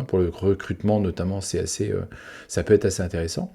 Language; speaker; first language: French; native; French